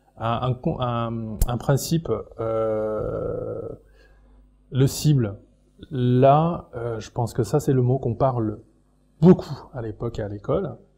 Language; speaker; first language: French; non-native, fluent; Chinese